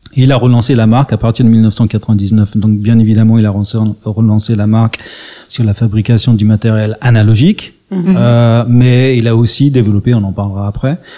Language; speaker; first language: French; early bilingual, other home language; English